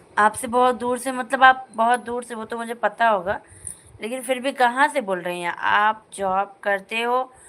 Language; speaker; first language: Hindi; native; Hindi